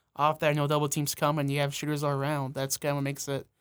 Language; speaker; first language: English; native; English